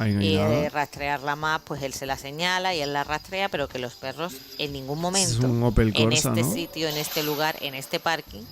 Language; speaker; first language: Spanish; native; Spanish